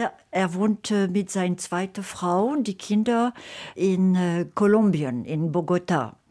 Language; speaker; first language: German; non-native, fluent; French